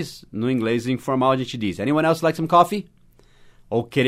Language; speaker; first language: Portuguese; non-native, fluent; English